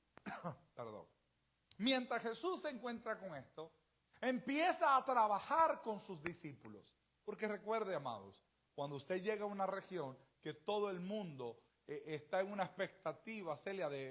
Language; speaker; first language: Spanish; native; Spanish